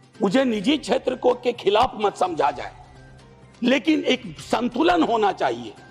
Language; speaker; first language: Hindi; native; Hindi